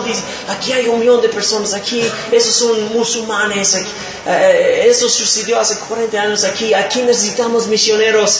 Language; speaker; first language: Spanish; non-native, fluent; English